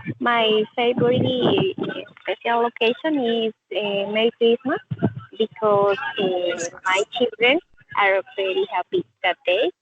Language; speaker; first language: English; non-native, learner; Spanish